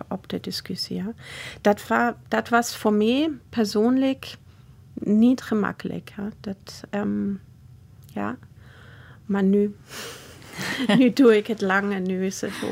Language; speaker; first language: Dutch; non-native, fluent; German